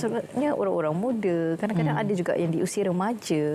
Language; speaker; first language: Malay; native; Malay